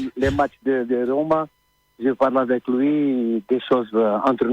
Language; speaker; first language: French; non-native, learner; Portuguese